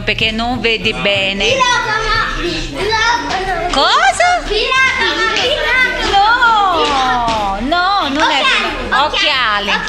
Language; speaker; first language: Italian; non-native, learner; Portuguese